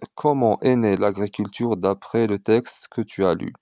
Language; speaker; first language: French; non-native, local second language; Arabic